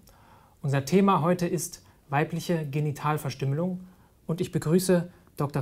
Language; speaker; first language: German; native; German